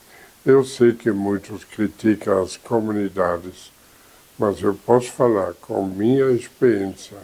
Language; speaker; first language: Portuguese; non-native, fluent; German